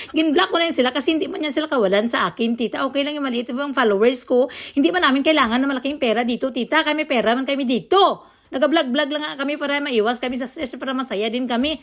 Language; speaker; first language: Filipino; non-native, local second language; Hiligaynon